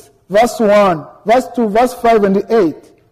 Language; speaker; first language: English; non-native, local second language; Kinyarwanda